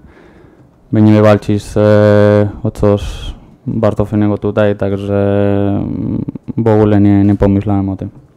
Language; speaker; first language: Polish; non-native, learner; Spanish